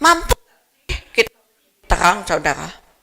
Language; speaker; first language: Indonesian; native; Indonesian